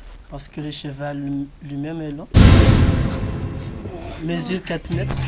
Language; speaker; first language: French; non-native, local second language; Comorian